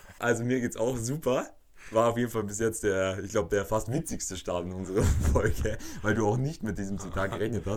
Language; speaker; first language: German; native; German